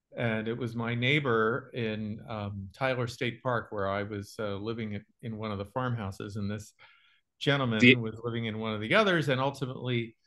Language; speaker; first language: English; native; English